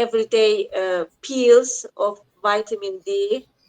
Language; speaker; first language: English; non-native, learner; Azerbaijani